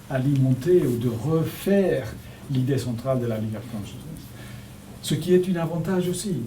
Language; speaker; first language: French; non-native, fluent; Spanish